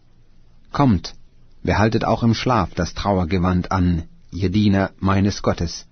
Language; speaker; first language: German; native; German